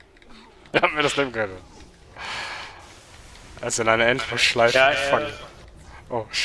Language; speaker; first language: German; native; German